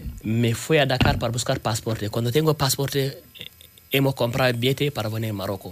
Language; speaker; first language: Spanish; non-native, learner; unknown